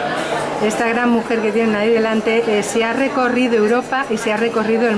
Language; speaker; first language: Spanish; native; Spanish